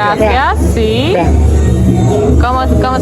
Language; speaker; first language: Spanish; non-native, learner; Polish